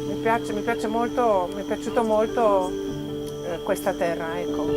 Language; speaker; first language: Italian; non-native, fluent; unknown